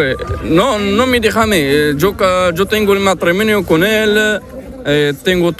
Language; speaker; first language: Spanish; non-native, learner; Arabic